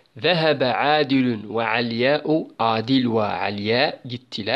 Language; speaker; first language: Arabic; non-native, fluent; Turkish